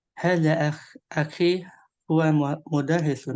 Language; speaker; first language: Arabic; non-native, learner; Indonesian